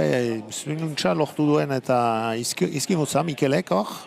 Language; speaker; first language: Basque; native; Basque